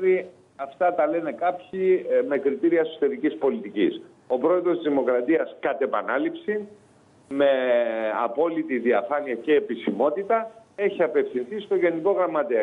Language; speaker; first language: Greek; native; Greek